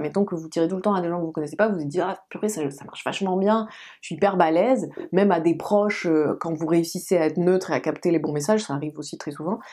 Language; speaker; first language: French; native; French